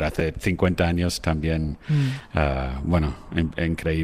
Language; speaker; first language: Spanish; non-native, fluent; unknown